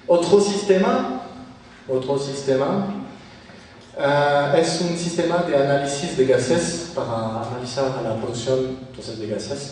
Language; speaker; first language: Spanish; non-native, fluent; French